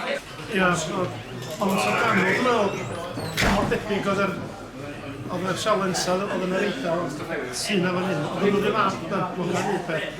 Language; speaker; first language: Welsh; native; Welsh